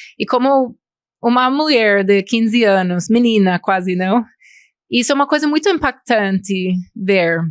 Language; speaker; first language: Portuguese; non-native, fluent; English